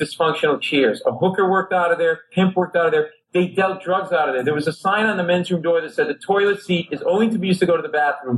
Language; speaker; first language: English; native; English